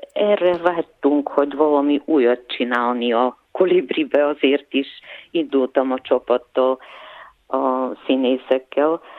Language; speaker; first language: Hungarian; non-native, fluent; Bulgarian